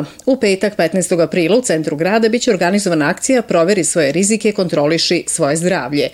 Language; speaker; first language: Serbian; native; Serbian